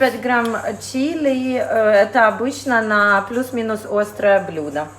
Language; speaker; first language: Russian; native; Russian